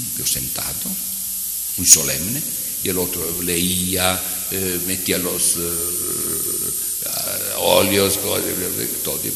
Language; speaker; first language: Spanish; non-native, fluent; Italian